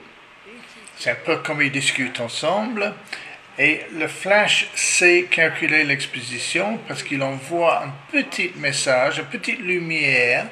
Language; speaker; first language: French; non-native, learner; English